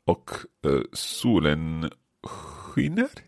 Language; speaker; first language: Swedish; non-native, learner; English